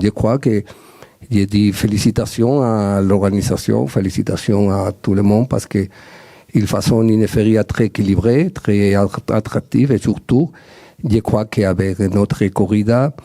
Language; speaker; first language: French; non-native, learner; Spanish